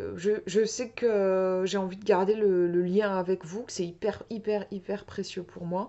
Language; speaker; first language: French; native; French